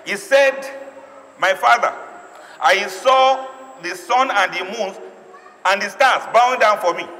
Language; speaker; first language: English; non-native, local second language; Yoruba